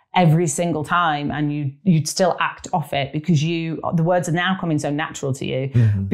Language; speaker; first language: English; native; English